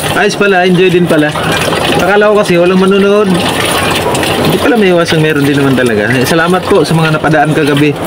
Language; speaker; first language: Filipino; non-native, local second language; Cebuano